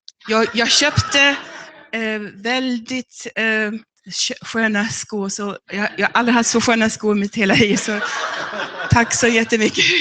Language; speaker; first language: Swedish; non-native, fluent; English